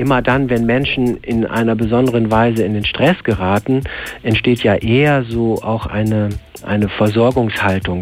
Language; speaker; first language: German; native; German